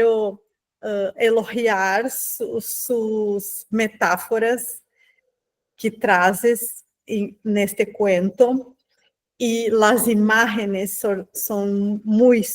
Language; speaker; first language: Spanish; non-native, learner; Portuguese